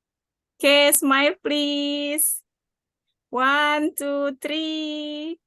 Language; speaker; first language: English; non-native, learner; Indonesian